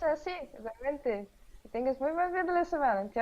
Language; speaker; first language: Spanish; non-native, learner; Russian